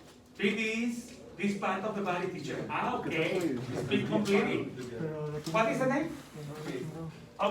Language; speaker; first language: English; non-native, learner; Spanish